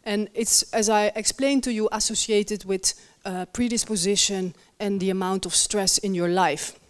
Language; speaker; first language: English; non-native, fluent; Dutch